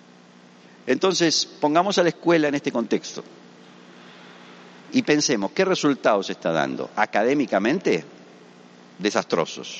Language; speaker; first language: Spanish; native; Spanish